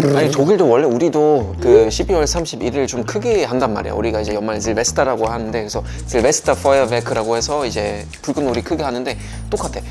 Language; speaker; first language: Korean; non-native, fluent; German